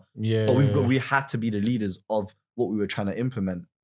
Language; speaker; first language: English; native; English